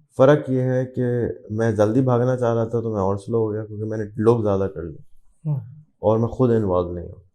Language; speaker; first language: Urdu; native; Urdu